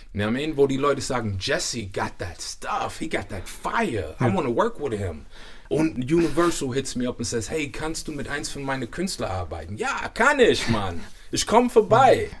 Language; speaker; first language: German; native; German